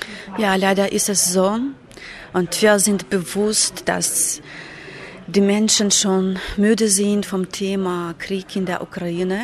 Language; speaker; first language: German; non-native, fluent; Ukrainian